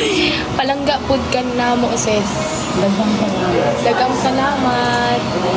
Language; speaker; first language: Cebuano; non-native, local second language; Filipino